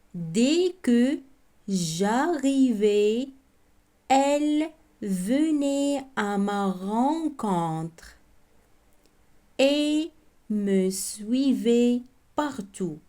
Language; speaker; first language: French; non-native, local second language; Arabic